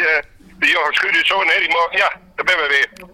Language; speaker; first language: Dutch; native; Dutch